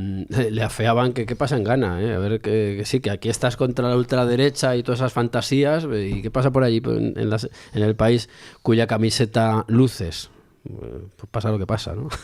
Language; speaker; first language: Spanish; native; Spanish